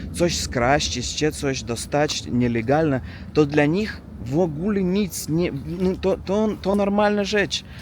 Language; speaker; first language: Polish; non-native, learner; Russian